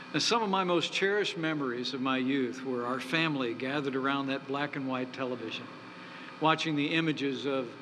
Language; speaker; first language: English; native; English